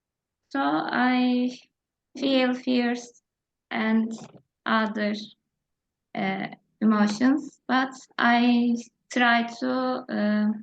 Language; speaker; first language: English; non-native, learner; Turkish